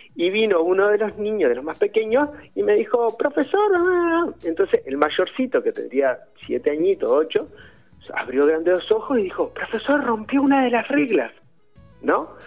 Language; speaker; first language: Spanish; native; Spanish